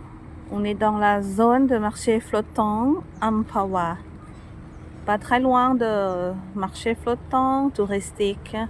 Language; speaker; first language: French; non-native, fluent; Thai